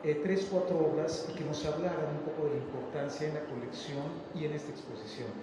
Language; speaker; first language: Spanish; native; Spanish